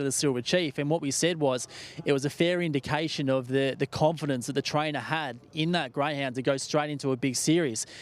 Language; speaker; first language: English; native; English